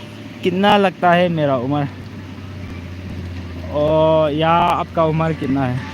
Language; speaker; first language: Hindi; non-native, local second language; Thado Chin